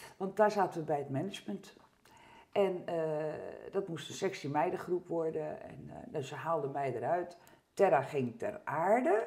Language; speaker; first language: Dutch; early bilingual, heritage; French